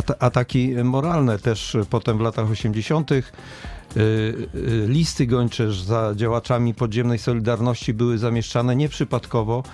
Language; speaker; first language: Polish; native; Polish